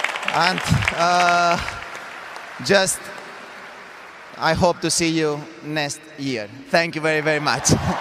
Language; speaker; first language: English; non-native, fluent; Spanish